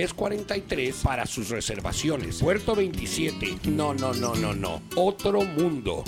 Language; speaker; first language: Spanish; native; Spanish